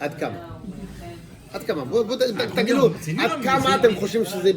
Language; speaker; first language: Hebrew; non-native, fluent; French